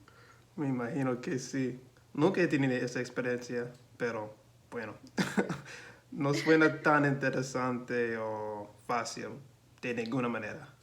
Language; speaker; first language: Spanish; non-native, learner; English